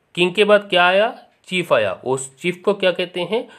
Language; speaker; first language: Hindi; non-native, local second language; Assamese